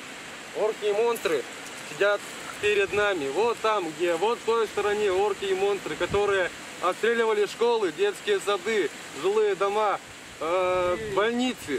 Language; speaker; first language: Russian; native; Russian